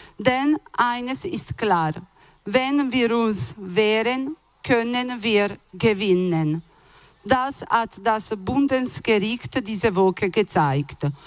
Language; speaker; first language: German; non-native, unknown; Italian